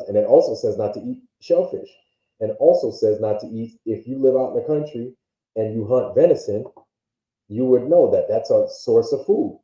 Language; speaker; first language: English; native; English